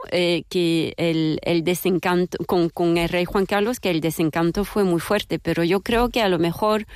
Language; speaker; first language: Spanish; non-native, fluent; French